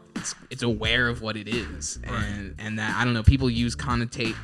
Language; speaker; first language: English; native; English